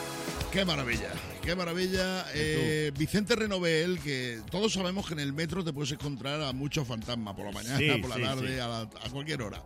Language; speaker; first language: Spanish; native; Spanish